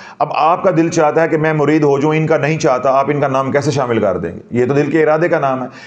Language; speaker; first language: Urdu; non-native, local second language; Punjabi